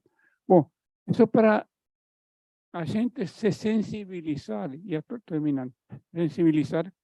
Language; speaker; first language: Portuguese; non-native, fluent; Spanish